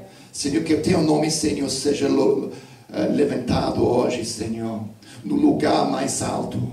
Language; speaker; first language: Portuguese; non-native, fluent; English